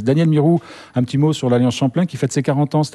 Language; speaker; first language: French; native; French